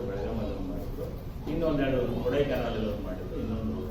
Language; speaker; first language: Kannada; native; Kannada